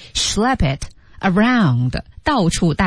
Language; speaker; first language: Chinese; native; Chinese